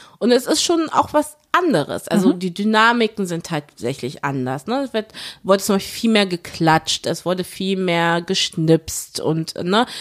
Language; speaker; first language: German; early bilingual, other home language; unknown